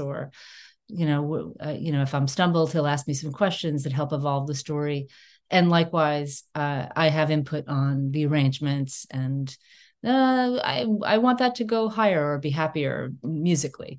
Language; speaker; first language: English; native; English